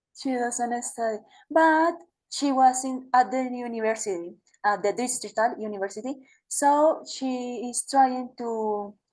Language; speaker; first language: English; non-native, learner; Spanish